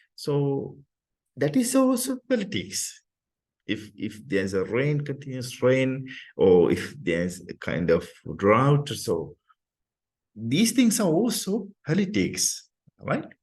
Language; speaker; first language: English; non-native, local second language; Sinhala